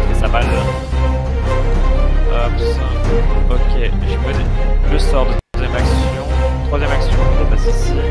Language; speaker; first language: French; native; French